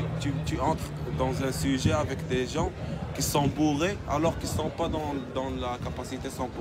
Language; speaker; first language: French; non-native, learner; Arabic